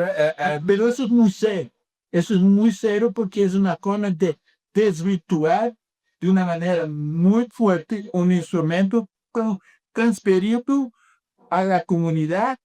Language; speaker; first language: Spanish; non-native, fluent; Portuguese